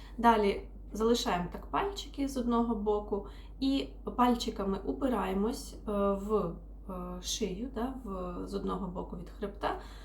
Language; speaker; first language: Ukrainian; non-native, local second language; Russian